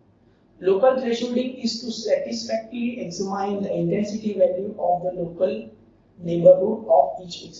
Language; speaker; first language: English; non-native, local second language; Gujarati